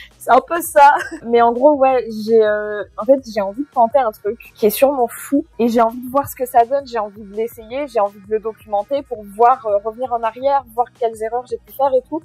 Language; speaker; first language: French; native; French